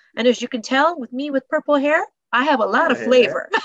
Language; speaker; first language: English; native; English